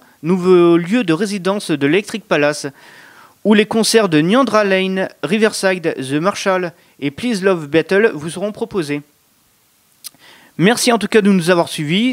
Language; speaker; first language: French; native; French